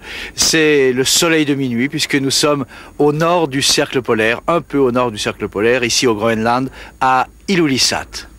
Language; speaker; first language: French; native; French